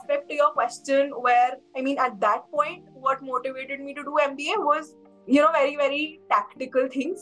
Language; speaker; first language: English; non-native, local second language; Hindi